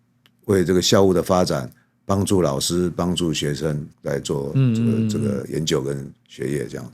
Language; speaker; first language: Chinese; native; Chinese